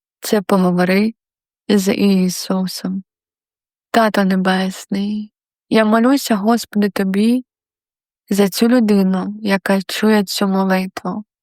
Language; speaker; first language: Ukrainian; non-native, local second language; Russian